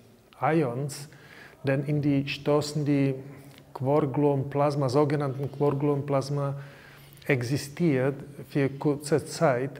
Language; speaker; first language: German; non-native, learner; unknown